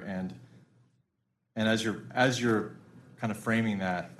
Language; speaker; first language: English; native; English